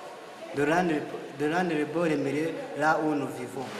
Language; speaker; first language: French; non-native, local second language; Kinyarwanda